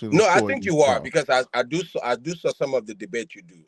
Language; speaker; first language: English; non-native, local second language; Yoruba